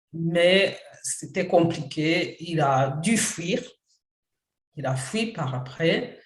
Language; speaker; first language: French; non-native, local second language; Kinyarwanda